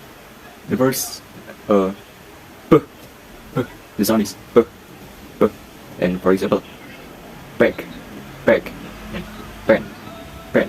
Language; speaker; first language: English; non-native, learner; Indonesian